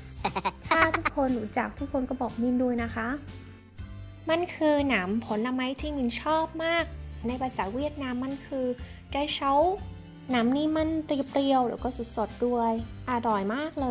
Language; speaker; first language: Thai; non-native, fluent; Vietnamese